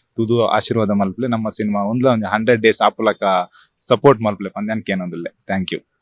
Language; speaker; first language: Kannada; native; Kannada